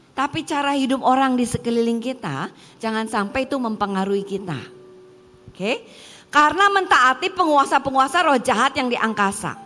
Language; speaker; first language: Indonesian; early bilingual, heritage; Indonesian